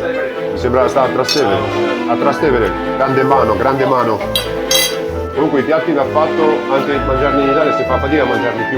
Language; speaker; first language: Italian; native; Italian